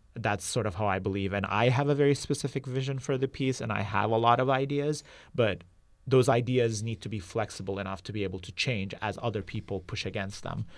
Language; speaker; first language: English; non-native, fluent; Turkish